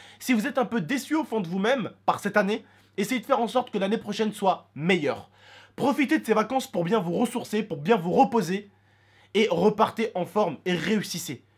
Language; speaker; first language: French; native; French